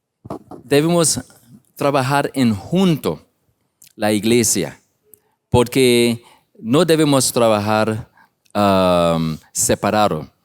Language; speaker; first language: Spanish; non-native, learner; English